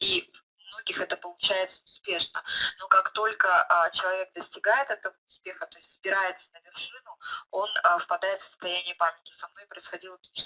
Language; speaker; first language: Russian; native; Russian